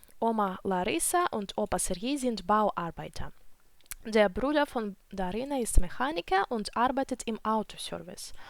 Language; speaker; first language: German; non-native, fluent; Ukrainian